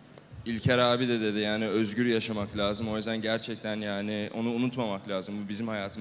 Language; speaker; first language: Turkish; early bilingual, heritage; Turkish